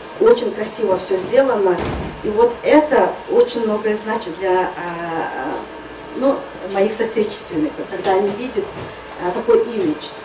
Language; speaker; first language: Russian; non-native, fluent; Mongolian